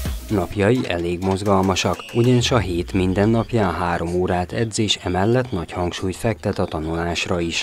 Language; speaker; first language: Hungarian; native; Hungarian